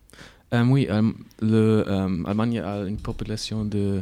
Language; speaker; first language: French; non-native, learner; German